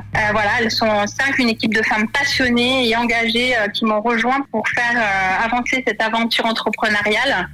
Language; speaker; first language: French; native; French